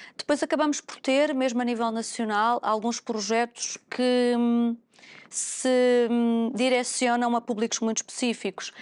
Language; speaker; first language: Portuguese; native; Portuguese